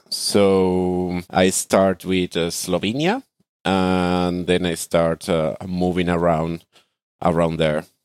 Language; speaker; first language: English; non-native, fluent; Spanish